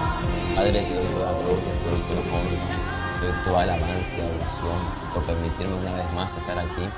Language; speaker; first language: Spanish; native; Spanish